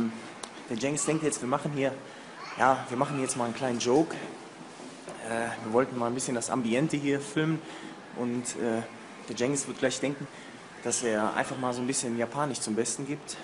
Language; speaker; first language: German; native; German